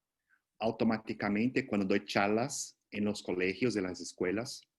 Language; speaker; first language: Spanish; non-native, fluent; Portuguese